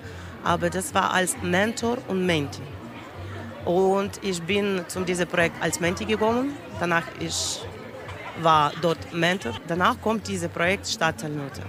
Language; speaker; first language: German; non-native, learner; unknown